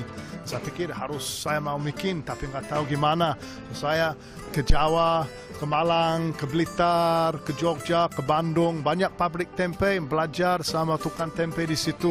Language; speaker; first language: Indonesian; non-native, learner; English